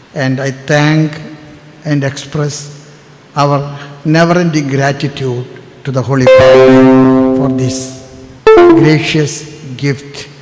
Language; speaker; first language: English; non-native, local second language; Malayalam